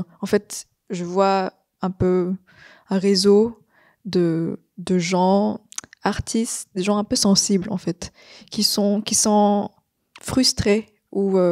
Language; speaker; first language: French; non-native, fluent; Vietnamese